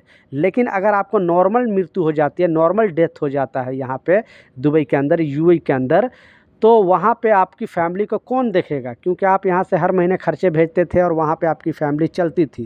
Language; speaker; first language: Hindi; native; Hindi